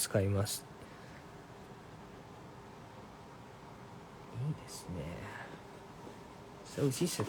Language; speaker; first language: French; non-native, learner; Japanese